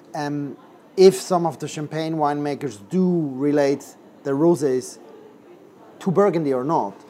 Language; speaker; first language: English; non-native, fluent; Swiss German